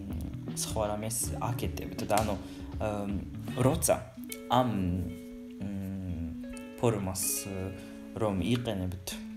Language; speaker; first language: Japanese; non-native, learner; Georgian